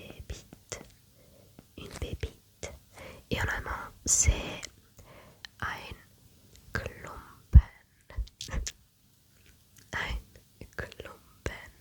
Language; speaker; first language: French; non-native, learner; German